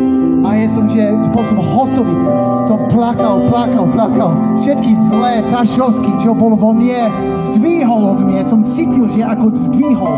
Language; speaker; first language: Slovak; non-native, learner; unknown